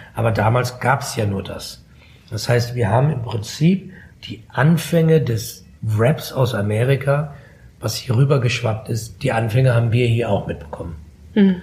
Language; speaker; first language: German; early bilingual, other home language; Arabic